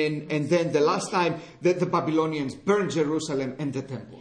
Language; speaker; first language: English; non-native, fluent; Greek